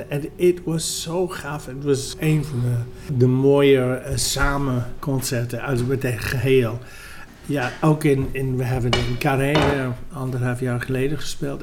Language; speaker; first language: Dutch; non-native, fluent; English